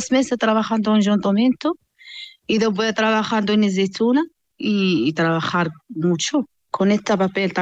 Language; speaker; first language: Spanish; non-native, learner; Arabic